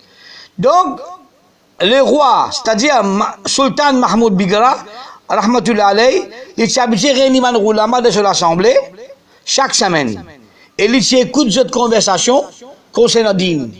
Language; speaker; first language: French; non-native, learner; Morisyen